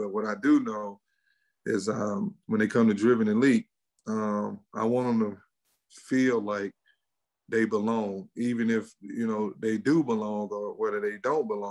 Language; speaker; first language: English; native; English